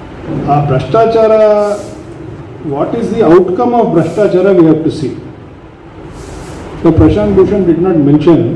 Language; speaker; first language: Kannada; non-native, learner; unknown